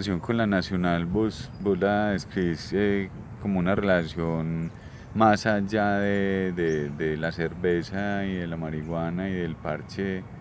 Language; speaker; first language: Spanish; native; Spanish